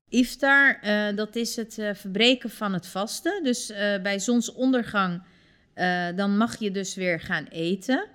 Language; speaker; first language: Dutch; early bilingual, other home language; Turkish